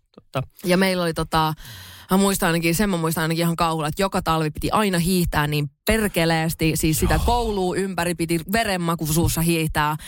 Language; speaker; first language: Finnish; native; Finnish